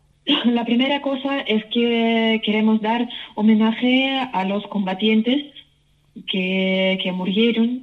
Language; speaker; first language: Spanish; non-native, fluent; Ukrainian